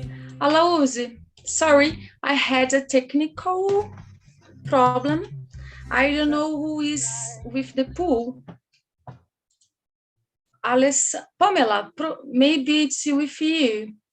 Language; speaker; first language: English; non-native, learner; Portuguese